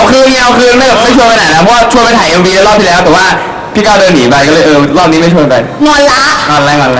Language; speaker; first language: Thai; native; Thai